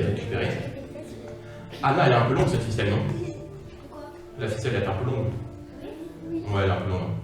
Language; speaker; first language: French; native; French